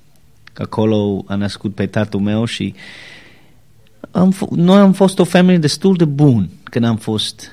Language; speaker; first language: Romanian; non-native, learner; English